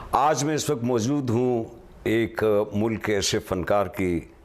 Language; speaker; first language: Urdu; non-native, local second language; Punjabi